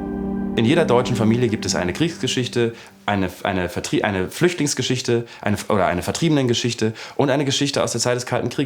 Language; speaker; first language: German; native; German